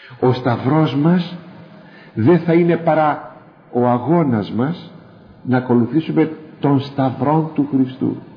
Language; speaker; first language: Greek; native; Greek